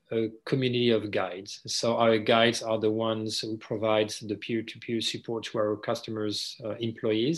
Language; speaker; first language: English; non-native, fluent; French